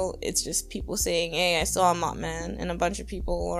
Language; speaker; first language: English; native; English